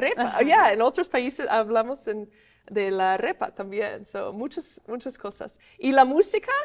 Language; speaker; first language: Spanish; non-native, fluent; English